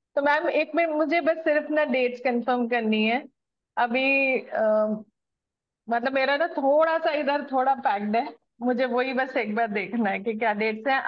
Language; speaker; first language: Hindi; non-native, local second language; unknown